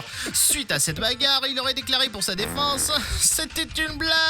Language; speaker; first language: French; native; French